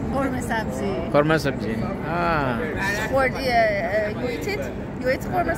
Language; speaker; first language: English; non-native, learner; Persian